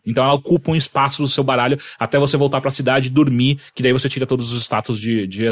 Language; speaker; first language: Portuguese; native; Portuguese